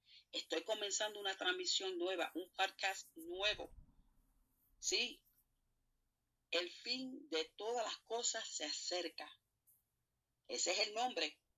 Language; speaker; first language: Spanish; native; Spanish